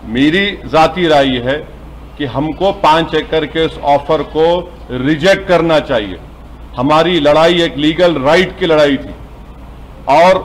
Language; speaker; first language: Urdu; native; Urdu